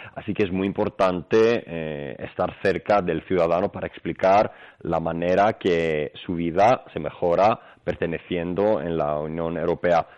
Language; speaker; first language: Spanish; non-native, fluent; Greek